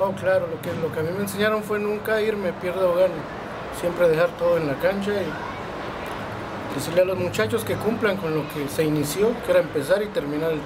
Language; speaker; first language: Spanish; native; Spanish